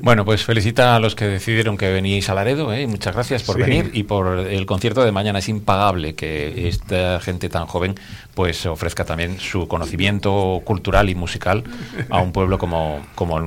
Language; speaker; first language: Spanish; native; Spanish